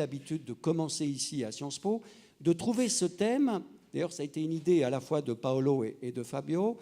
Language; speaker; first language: French; native; French